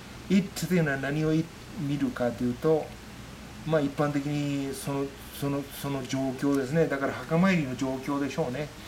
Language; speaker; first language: Japanese; native; Japanese